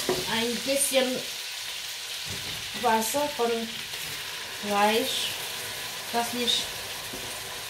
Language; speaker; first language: German; non-native, fluent; Portuguese